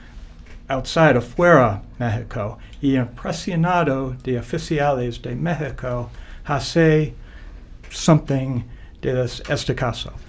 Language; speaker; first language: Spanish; non-native, learner; English